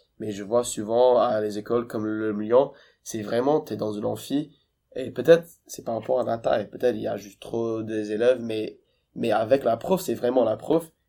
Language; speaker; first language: French; non-native, fluent; English